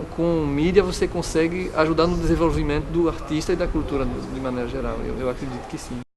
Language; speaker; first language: Portuguese; non-native, fluent; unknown